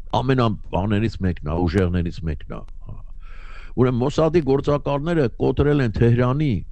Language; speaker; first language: Armenian; native; Armenian